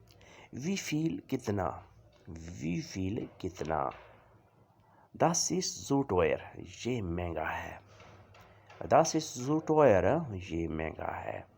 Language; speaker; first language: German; non-native, fluent; Urdu